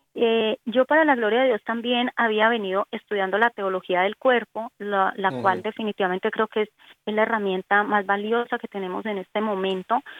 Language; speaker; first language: Spanish; native; Spanish